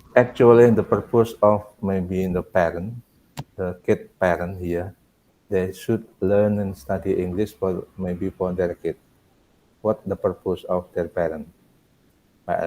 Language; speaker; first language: English; non-native, learner; Indonesian